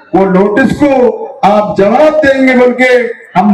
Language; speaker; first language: Hindi; non-native, local second language; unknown